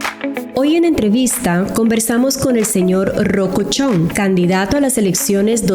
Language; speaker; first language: Spanish; native; Spanish